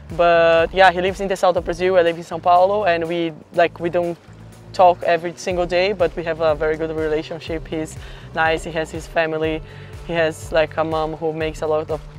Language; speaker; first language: English; non-native, fluent; Portuguese